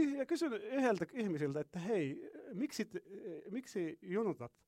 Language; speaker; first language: Finnish; non-native, learner; Arabic